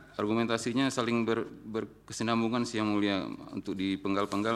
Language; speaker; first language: Indonesian; native; Indonesian